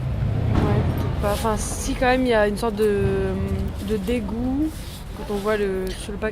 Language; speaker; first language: French; native; French